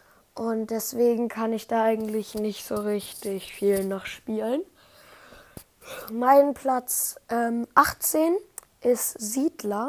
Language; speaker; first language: German; native; German